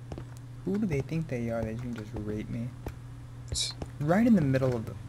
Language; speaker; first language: English; native; English